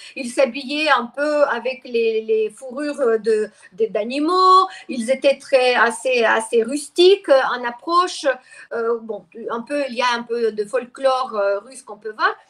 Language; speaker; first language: French; non-native, fluent; Russian